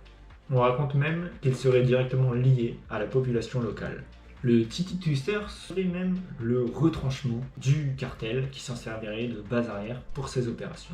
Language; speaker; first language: French; native; French